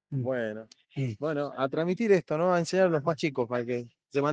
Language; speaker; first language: Spanish; native; Spanish